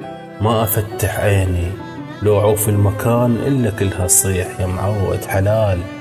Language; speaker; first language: Arabic; native; Arabic